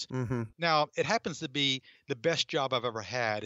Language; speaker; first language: English; native; English